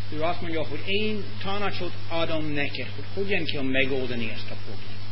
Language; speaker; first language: Hungarian; non-native, fluent; English